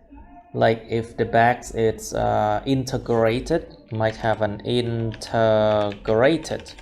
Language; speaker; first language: English; non-native, fluent; Vietnamese